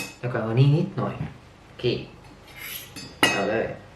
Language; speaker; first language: Thai; early bilingual, heritage; Thai